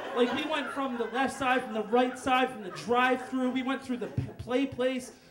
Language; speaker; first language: English; native; English